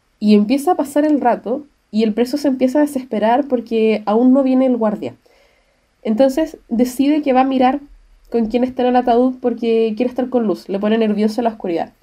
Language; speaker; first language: Spanish; native; Spanish